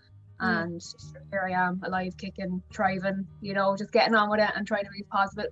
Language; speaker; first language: English; native; English